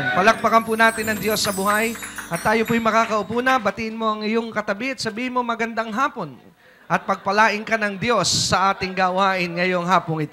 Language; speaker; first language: Filipino; native; Filipino